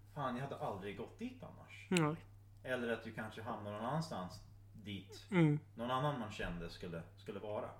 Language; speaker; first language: Swedish; non-native, fluent; English